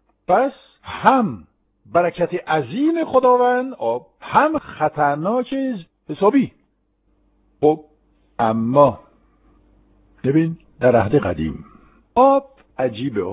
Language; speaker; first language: Persian; non-native, fluent; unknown